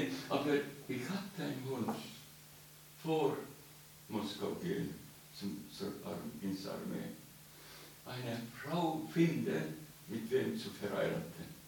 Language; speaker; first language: German; non-native, learner; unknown